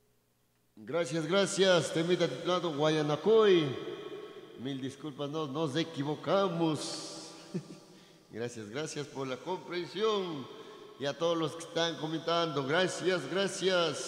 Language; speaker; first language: Spanish; native; Spanish